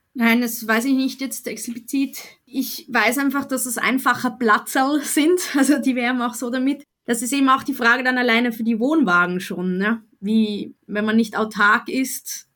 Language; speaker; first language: German; native; German